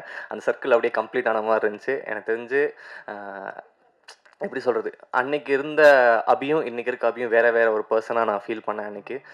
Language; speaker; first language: Tamil; native; Tamil